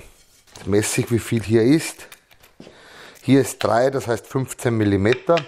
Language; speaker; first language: German; native; German